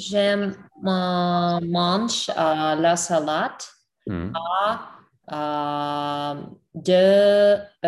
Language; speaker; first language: French; non-native, learner; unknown